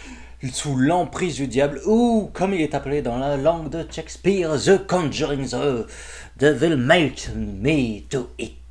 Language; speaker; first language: French; native; French